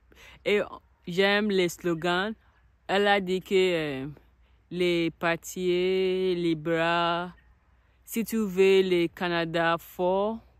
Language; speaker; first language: French; non-native, learner; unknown